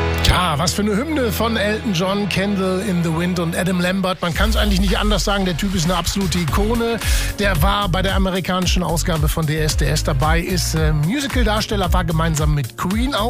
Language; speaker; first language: German; native; German